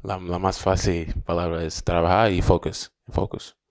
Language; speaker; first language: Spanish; non-native, learner; English